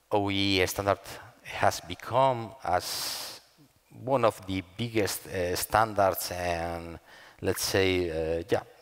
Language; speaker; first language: English; non-native, fluent; Spanish